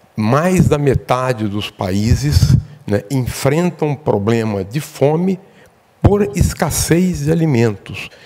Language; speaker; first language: Portuguese; native; Portuguese